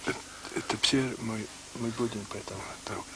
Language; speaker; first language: Russian; non-native, local second language; Kazakh